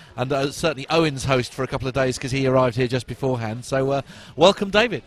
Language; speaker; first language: English; native; English